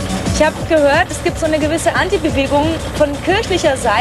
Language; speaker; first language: German; native; German